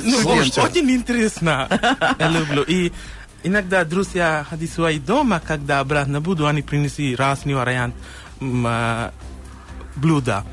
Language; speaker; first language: Russian; non-native, learner; Sinhala